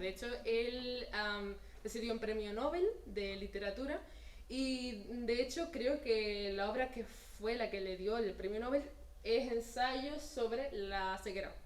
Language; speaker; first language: Spanish; native; Spanish